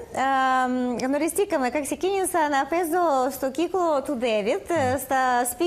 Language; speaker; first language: Greek; non-native, learner; Russian